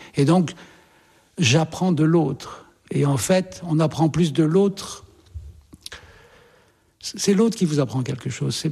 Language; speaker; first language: French; native; French